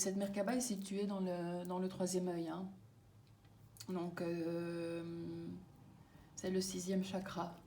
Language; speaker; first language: French; native; French